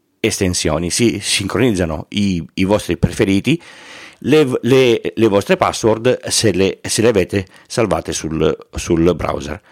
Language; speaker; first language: Italian; native; Italian